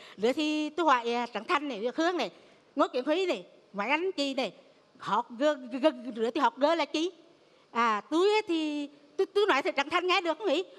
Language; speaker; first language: Vietnamese; native; Vietnamese